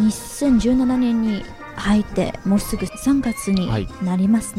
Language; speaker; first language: Japanese; non-native, fluent; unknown